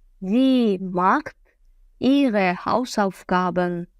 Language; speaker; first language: German; non-native, fluent; Azerbaijani